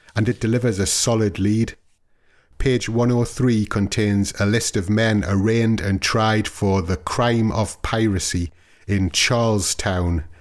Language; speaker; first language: English; native; English